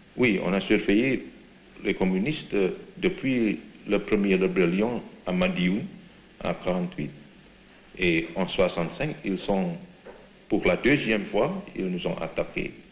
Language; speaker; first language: French; non-native, fluent; Indonesian